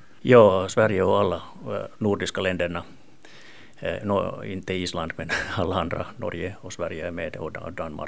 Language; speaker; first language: Swedish; non-native, local second language; Finnish